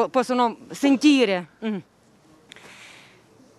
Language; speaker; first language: Italian; non-native, fluent; Ukrainian